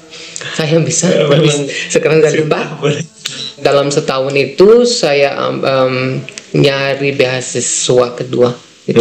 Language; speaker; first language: Indonesian; non-native, fluent; Dutch